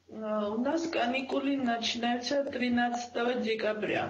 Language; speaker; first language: Russian; non-native, fluent; Georgian